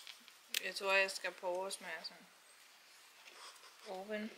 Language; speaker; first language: Danish; non-native, learner; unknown